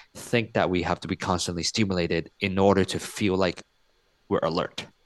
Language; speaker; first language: English; non-native, local second language; Cantonese